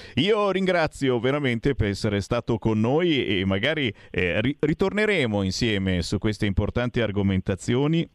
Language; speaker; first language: Italian; native; Italian